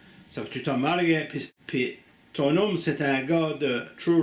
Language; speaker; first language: French; native; French